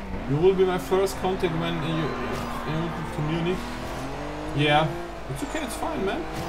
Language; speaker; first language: English; non-native, fluent; German